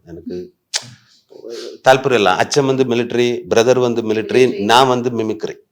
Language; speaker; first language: Tamil; non-native, learner; Malayalam